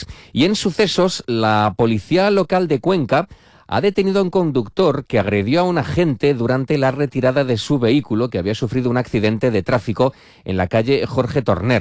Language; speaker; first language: Spanish; native; Spanish